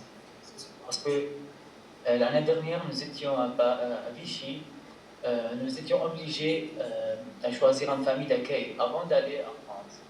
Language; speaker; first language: French; non-native, fluent; Arabic